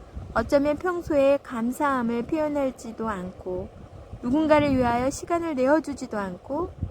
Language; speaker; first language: Korean; native; Korean